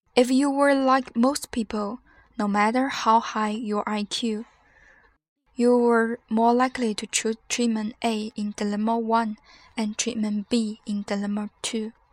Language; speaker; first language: English; non-native, fluent; Chinese